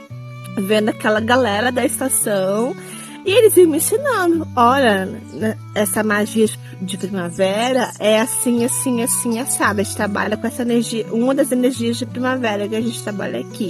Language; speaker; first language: Portuguese; native; Portuguese